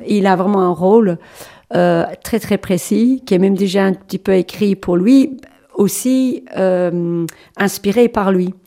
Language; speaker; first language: French; non-native, fluent; English